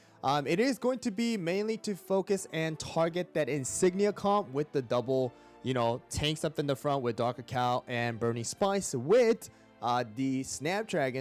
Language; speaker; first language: English; native; English